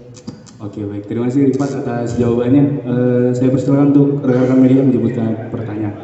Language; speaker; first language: Indonesian; native; Indonesian